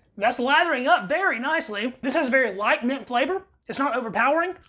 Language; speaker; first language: English; native; English